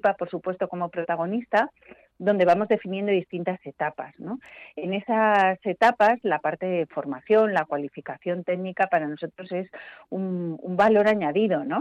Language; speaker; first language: Spanish; native; Spanish